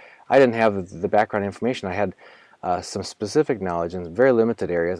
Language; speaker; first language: English; native; English